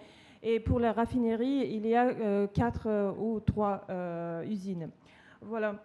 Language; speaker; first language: French; non-native, fluent; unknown